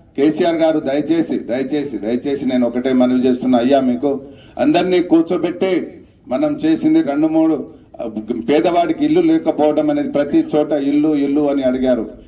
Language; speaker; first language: Telugu; non-native, local second language; Lambadi